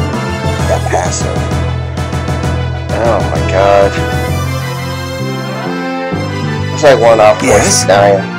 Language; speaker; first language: English; native; English